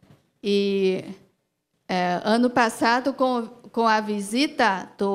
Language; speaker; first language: Portuguese; non-native, learner; Chinese